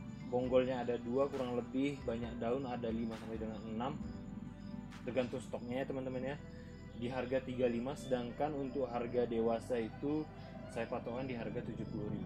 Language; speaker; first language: Indonesian; native; Indonesian